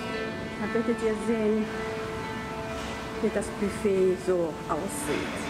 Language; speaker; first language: German; non-native, fluent; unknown